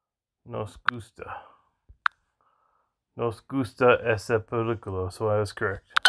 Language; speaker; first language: Spanish; non-native, learner; English